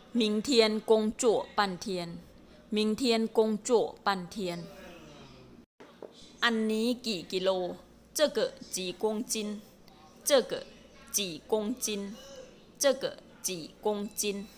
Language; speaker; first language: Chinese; non-native, fluent; Thai